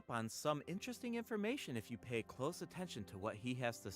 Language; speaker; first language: English; native; English